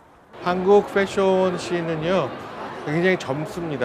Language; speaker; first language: Korean; native; Korean